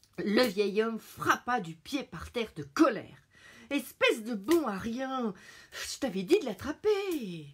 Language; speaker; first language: French; native; French